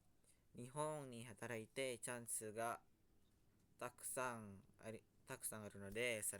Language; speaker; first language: Japanese; non-native, learner; Indonesian